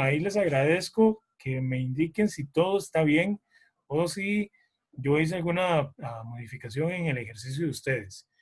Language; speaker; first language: Spanish; native; Spanish